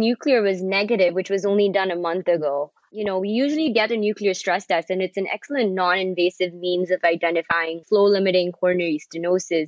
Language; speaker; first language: English; non-native, local second language; Urdu